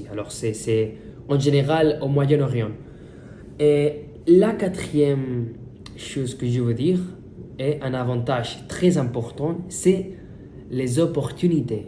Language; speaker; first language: French; non-native, fluent; Spanish